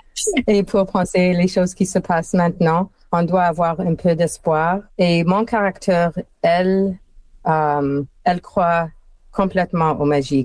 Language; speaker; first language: French; non-native, fluent; English